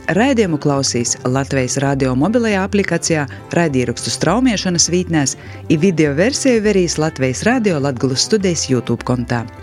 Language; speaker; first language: Latvian; native; Latvian